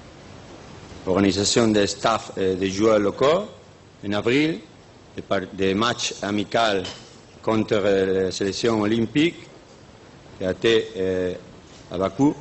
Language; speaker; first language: French; non-native, learner; Spanish